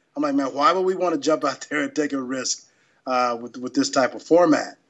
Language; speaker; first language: English; native; English